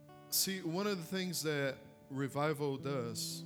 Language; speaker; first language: English; non-native, fluent; Portuguese